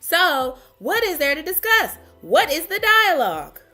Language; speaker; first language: English; native; English